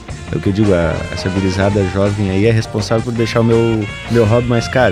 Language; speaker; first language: Portuguese; native; Portuguese